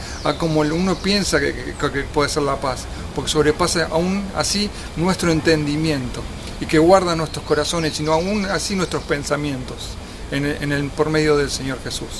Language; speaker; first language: Spanish; native; Spanish